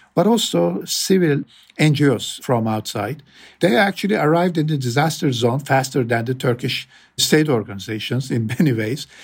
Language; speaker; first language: English; non-native, fluent; Turkish